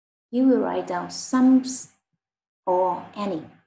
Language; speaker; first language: English; non-native, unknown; Vietnamese